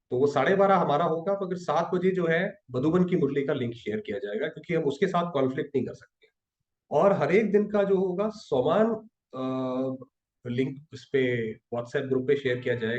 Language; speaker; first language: Hindi; native; Hindi